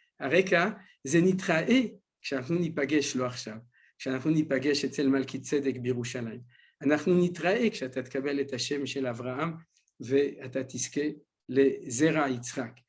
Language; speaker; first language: Hebrew; non-native, fluent; French